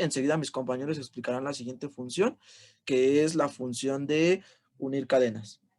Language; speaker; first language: Spanish; native; Spanish